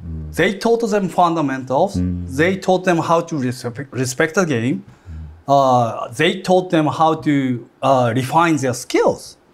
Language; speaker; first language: English; non-native, fluent; Japanese